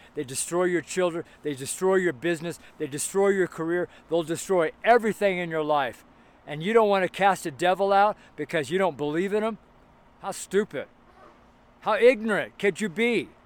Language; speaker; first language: English; native; English